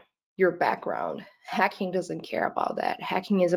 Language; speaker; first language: English; non-native, fluent; Portuguese